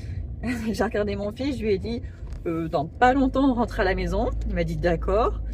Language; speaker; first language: French; native; French